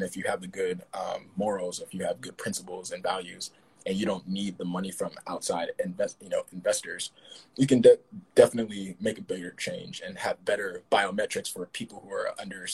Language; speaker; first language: English; native; English